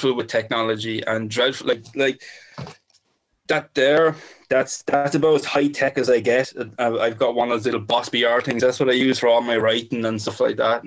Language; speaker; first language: English; native; English